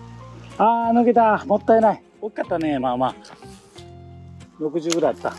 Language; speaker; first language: Japanese; native; Japanese